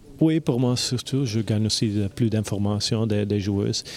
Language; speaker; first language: French; non-native, local second language; Dutch